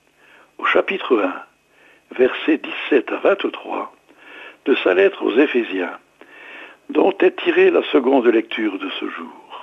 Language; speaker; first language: French; native; French